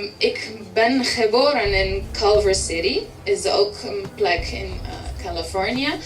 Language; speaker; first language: Dutch; early bilingual, heritage; English